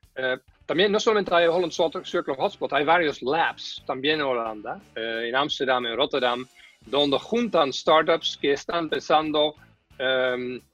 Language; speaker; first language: Spanish; non-native, fluent; Dutch